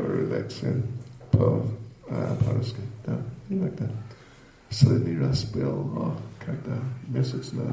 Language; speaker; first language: Russian; non-native, learner; English